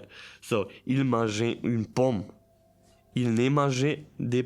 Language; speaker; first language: French; non-native, learner; German